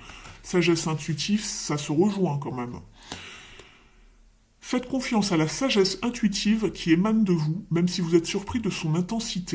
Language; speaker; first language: French; native; French